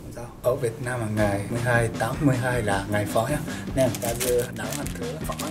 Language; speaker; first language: Vietnamese; non-native, learner; Japanese